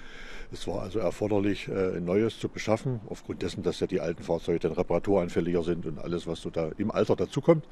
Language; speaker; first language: German; native; German